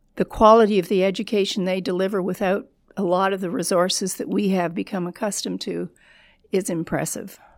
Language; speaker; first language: English; native; English